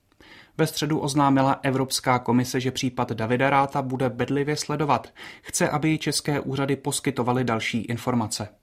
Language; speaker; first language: Czech; native; Czech